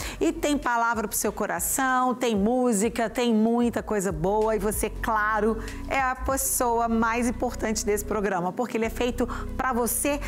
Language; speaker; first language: Portuguese; native; Portuguese